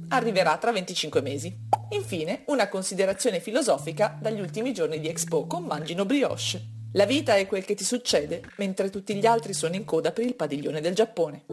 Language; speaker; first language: Italian; native; Italian